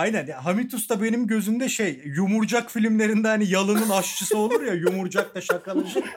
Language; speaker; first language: Turkish; native; Turkish